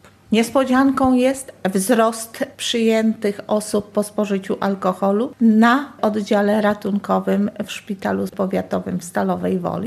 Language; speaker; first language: Polish; native; Polish